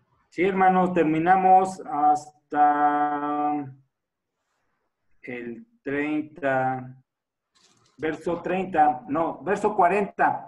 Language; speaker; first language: Spanish; native; Spanish